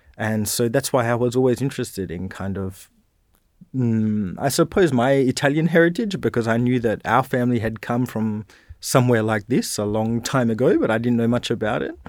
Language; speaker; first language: English; native; English